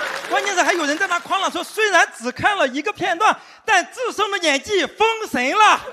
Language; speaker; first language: Chinese; native; Chinese